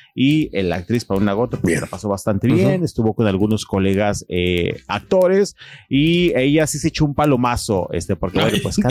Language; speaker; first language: Spanish; native; Spanish